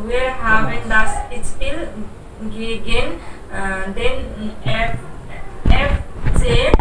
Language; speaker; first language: German; non-native, learner; Hindi